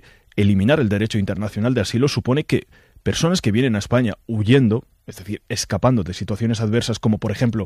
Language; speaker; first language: Spanish; native; Spanish